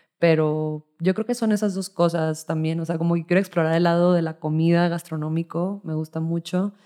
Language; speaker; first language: Spanish; native; Spanish